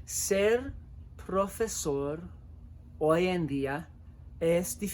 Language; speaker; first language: Spanish; non-native, fluent; English